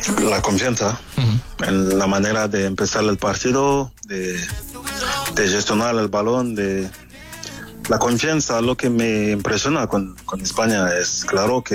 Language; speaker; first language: Spanish; non-native, fluent; French